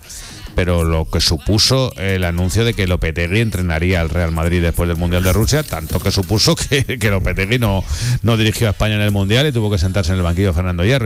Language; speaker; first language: Spanish; native; Spanish